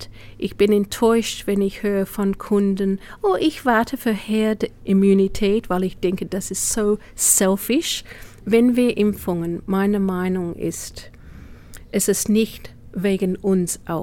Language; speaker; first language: German; non-native, fluent; English